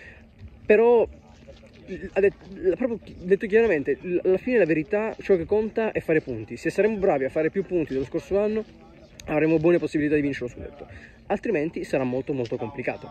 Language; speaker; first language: Italian; native; Italian